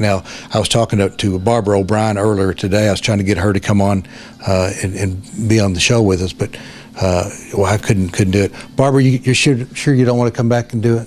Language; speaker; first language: English; native; English